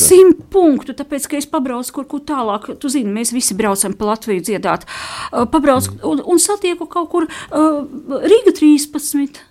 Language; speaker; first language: Latvian; native; Latvian